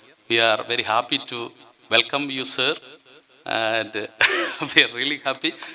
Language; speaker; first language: English; non-native, local second language; Malayalam